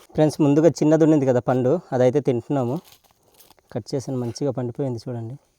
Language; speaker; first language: Telugu; non-native, local second language; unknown